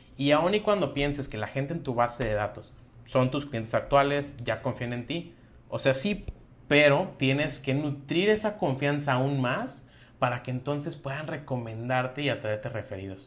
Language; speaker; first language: Spanish; native; Spanish